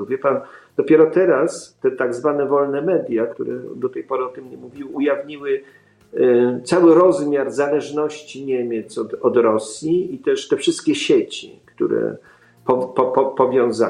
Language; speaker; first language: Polish; native; Polish